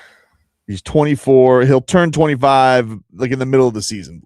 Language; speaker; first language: English; native; English